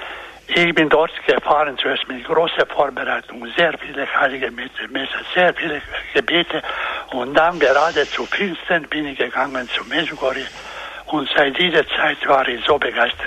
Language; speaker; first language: German; non-native, fluent; Croatian